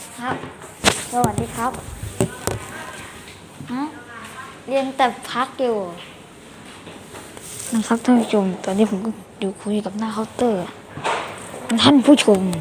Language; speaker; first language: Thai; native; Thai